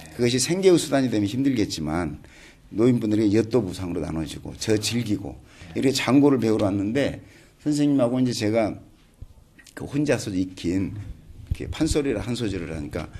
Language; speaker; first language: Korean; native; Korean